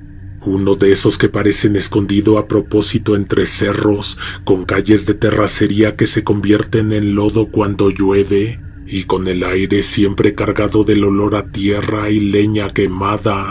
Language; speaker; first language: Spanish; native; Spanish